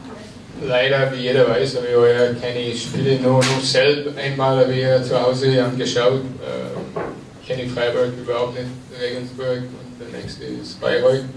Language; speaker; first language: German; non-native, learner; French